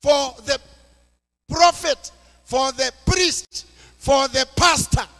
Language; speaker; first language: English; non-native, local second language; Swahili